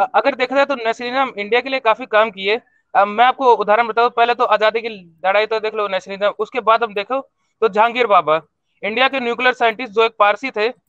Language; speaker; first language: Hindi; native; Hindi